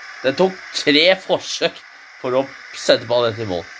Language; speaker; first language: Norwegian; native; Norwegian